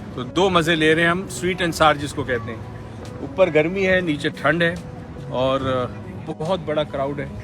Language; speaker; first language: Urdu; native; Urdu